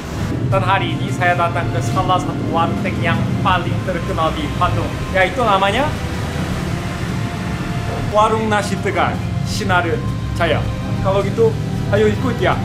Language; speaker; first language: Indonesian; non-native, learner; Korean